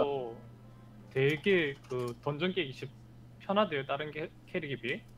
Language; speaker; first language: Korean; native; Korean